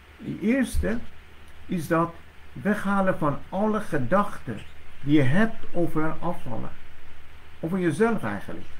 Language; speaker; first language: Dutch; non-native, fluent; Persian